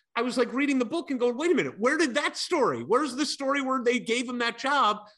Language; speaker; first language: English; native; English